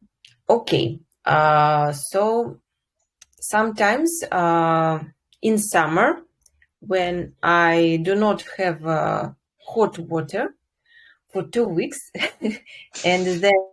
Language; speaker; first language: English; non-native, fluent; Russian